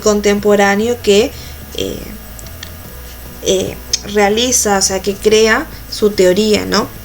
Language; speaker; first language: Spanish; native; Spanish